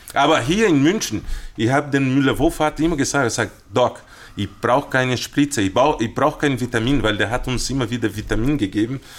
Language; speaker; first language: German; non-native, fluent; Portuguese